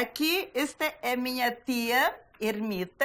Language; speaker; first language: Portuguese; early bilingual, other home language; Galician